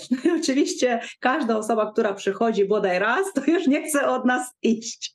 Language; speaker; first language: Polish; non-native, fluent; Ukrainian